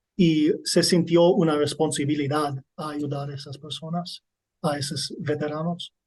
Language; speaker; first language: Spanish; non-native, learner; English